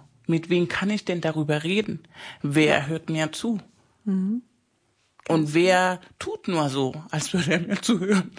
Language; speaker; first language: German; non-native, fluent; Spanish